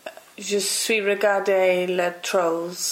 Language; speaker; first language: French; non-native, learner; English